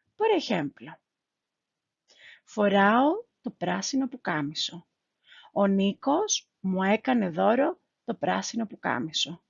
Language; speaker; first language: Greek; non-native, fluent; Spanish